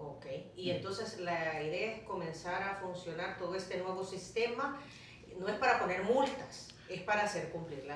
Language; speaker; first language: Spanish; native; Spanish